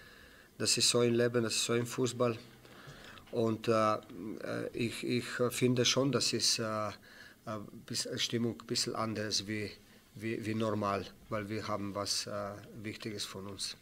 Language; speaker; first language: German; non-native, fluent; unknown